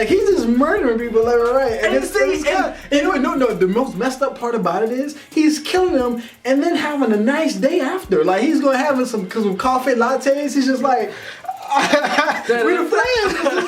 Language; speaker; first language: English; native; English